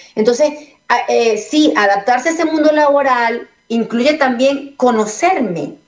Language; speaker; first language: Spanish; native; Spanish